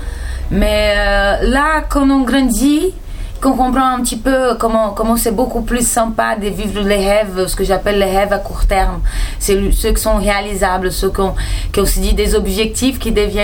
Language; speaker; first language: French; non-native, fluent; Portuguese